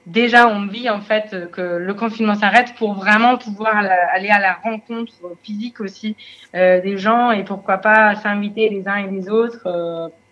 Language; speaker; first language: French; non-native, fluent; German